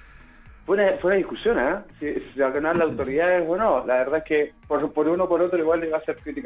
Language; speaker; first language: Spanish; native; Spanish